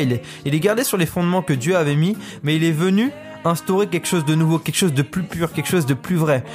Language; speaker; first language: French; native; French